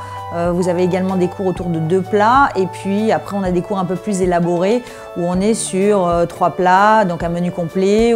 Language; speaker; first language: French; native; French